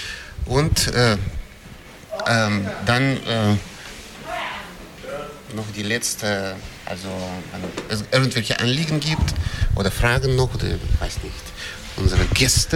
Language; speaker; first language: German; non-native, fluent; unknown